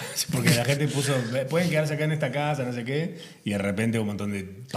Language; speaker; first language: Spanish; native; Spanish